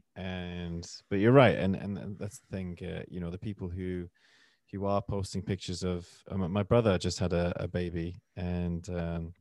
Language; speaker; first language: English; native; English